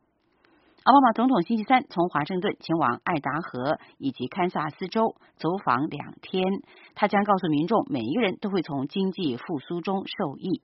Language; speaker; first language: Chinese; native; Chinese